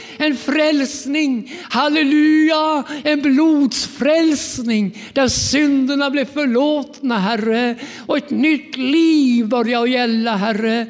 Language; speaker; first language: Swedish; native; Swedish